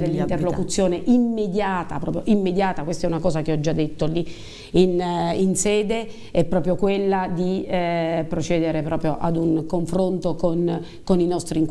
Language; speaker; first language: Italian; native; Italian